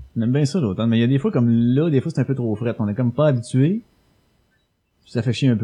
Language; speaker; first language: French; native; French